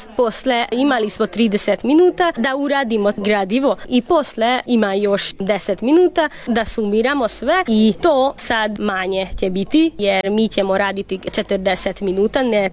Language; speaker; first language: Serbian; non-native, local second language; Hungarian